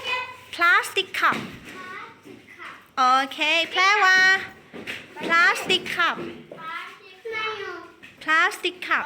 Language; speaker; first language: English; non-native, learner; Thai